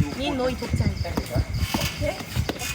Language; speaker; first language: Thai; non-native, learner; Korean